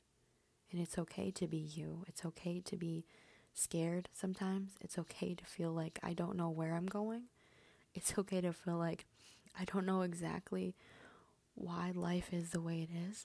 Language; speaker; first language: English; early bilingual, other home language; Spanish